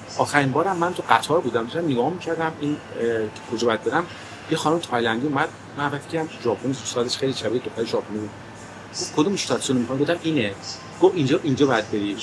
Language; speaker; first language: Persian; early bilingual, heritage; Persian